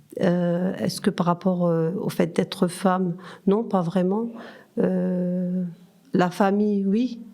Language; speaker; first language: French; early bilingual, other home language; Turkish